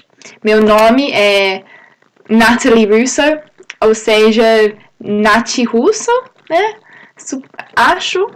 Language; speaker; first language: Portuguese; non-native, fluent; English